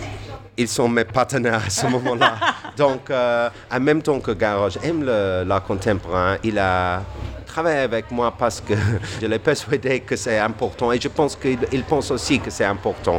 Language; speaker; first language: French; non-native, fluent; English